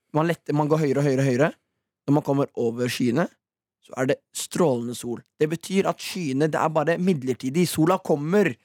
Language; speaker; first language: Norwegian; early bilingual, other home language; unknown